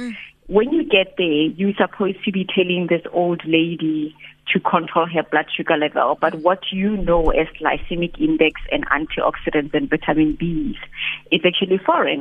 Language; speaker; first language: English; non-native, local second language; Tswana